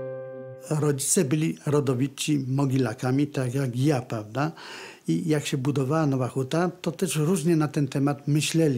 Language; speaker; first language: Polish; native; Polish